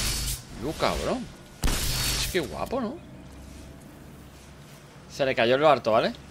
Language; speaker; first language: Spanish; native; Spanish